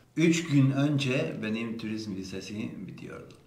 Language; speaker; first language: Turkish; non-native, learner; Spanish